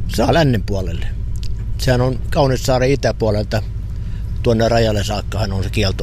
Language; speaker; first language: Finnish; native; Finnish